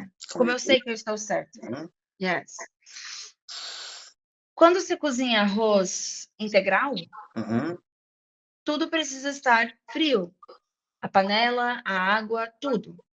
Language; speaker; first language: Portuguese; non-native, fluent; English